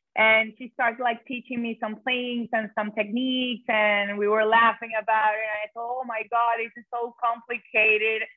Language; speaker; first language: English; non-native, fluent; Spanish